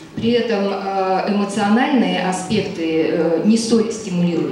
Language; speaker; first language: Russian; native; Russian